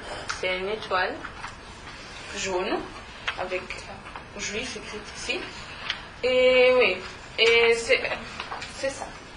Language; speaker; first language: French; non-native, learner; German